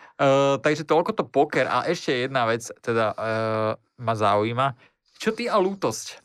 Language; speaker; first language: Slovak; native; Slovak